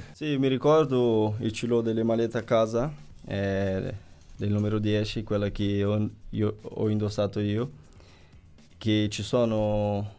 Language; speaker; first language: Italian; non-native, fluent; Portuguese